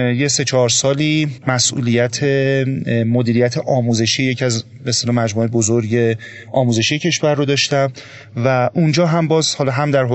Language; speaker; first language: Persian; native; Persian